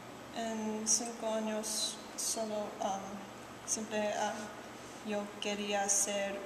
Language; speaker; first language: Spanish; non-native, learner; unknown